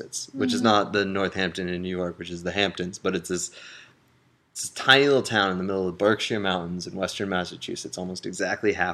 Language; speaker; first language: English; native; English